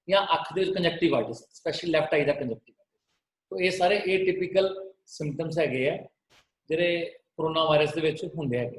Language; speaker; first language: Hindi; non-native, local second language; Punjabi